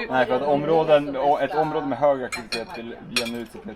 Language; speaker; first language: Swedish; native; Swedish